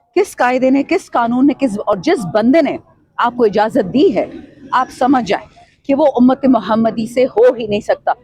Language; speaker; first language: Urdu; non-native, local second language; Pashto